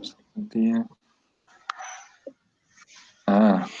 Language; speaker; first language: Spanish; non-native, learner; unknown